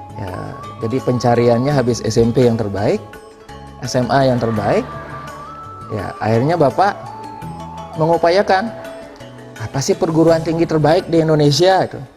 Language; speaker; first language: Indonesian; non-native, local second language; Balinese